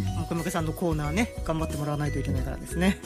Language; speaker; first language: Japanese; native; Japanese